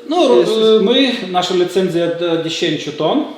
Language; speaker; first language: Polish; non-native, learner; Lithuanian